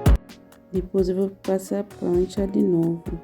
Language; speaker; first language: Portuguese; non-native, learner; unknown